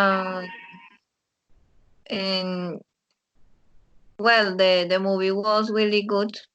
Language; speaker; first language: English; non-native, learner; Spanish